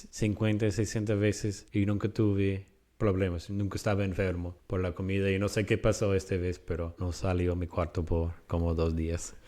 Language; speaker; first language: Spanish; non-native, fluent; English